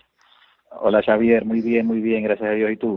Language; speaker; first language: Spanish; native; Spanish